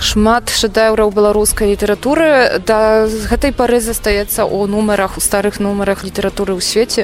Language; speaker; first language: Belarusian; non-native, fluent; Polish